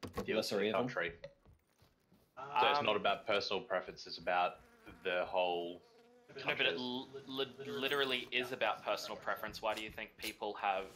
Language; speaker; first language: English; native; English